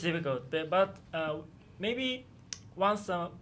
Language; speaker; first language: English; non-native, learner; Japanese